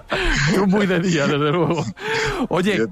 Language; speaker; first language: Spanish; native; Spanish